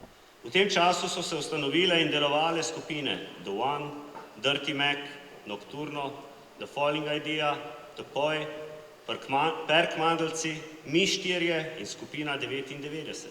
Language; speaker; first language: Slovenian; native; Slovenian